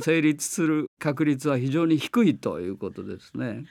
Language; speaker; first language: Japanese; native; Japanese